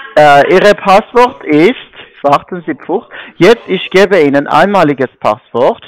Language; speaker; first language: German; non-native, learner; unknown